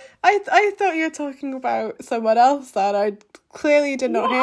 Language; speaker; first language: English; native; English